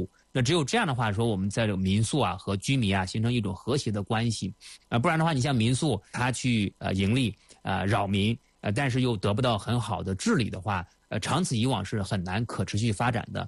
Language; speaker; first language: Chinese; native; Chinese